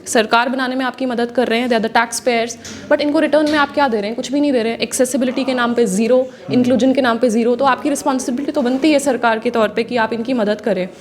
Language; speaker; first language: Hindi; non-native, local second language; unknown